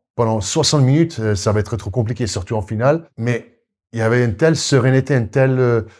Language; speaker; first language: French; non-native, fluent; Afrikaans